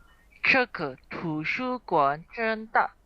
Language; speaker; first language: Chinese; non-native, learner; Indonesian